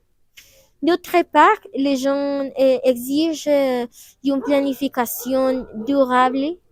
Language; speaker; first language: French; non-native, learner; Spanish